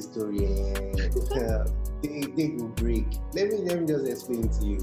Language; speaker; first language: English; non-native, local second language; Igbo